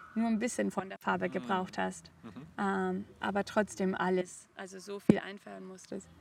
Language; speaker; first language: German; non-native, fluent; Spanish